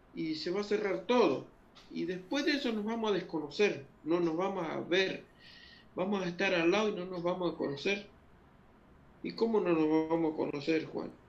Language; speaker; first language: Spanish; early bilingual, other home language; Guarani